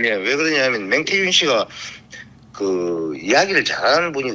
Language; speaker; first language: Korean; native; Korean